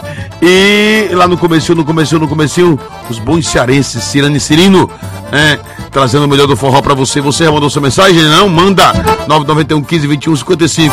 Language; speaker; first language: Portuguese; native; Portuguese